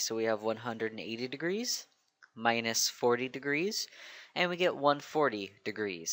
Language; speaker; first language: English; native; English